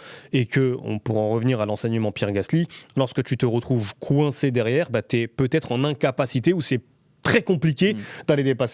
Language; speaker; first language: French; native; French